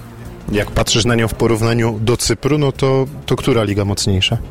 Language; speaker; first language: Polish; native; Polish